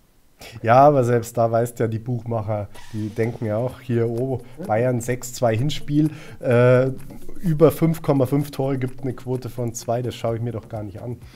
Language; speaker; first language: German; native; German